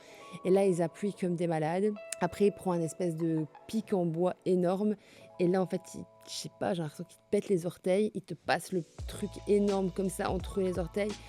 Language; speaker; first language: French; native; French